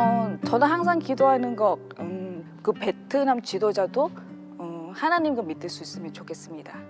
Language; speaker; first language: Korean; non-native, fluent; Vietnamese